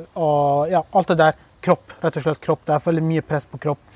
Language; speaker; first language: Norwegian; early bilingual, other home language; Kurdish